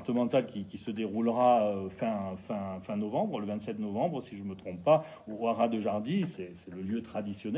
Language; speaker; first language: French; native; French